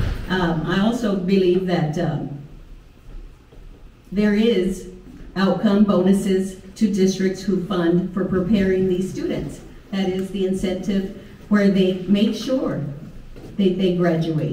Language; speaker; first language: English; early bilingual, other home language; Spanish